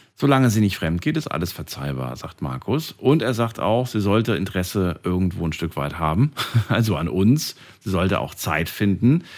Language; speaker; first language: German; native; German